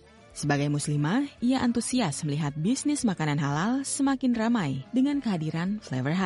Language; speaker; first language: Indonesian; native; Indonesian